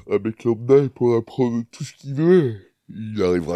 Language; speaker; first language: French; native; French